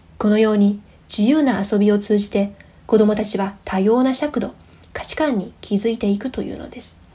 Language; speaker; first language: Japanese; non-native, fluent; Chinese